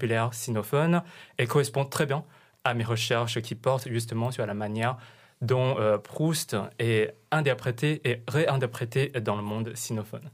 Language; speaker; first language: French; non-native, fluent; Chinese